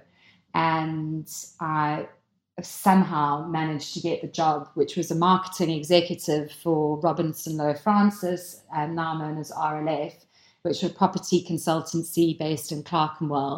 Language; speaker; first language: English; native; English